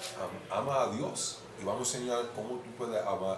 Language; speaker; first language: Spanish; non-native, fluent; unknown